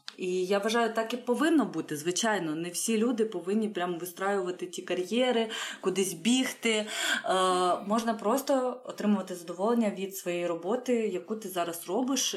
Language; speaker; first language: Ukrainian; native; Ukrainian